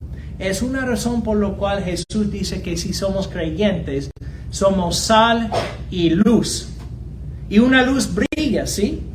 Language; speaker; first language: Spanish; non-native, fluent; English